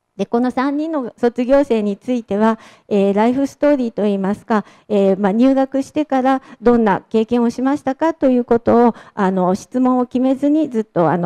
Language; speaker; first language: Japanese; native; Japanese